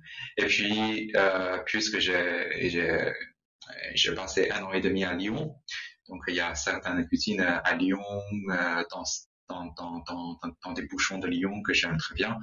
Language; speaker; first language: French; non-native, learner; Chinese